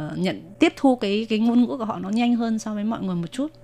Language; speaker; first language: Vietnamese; native; Vietnamese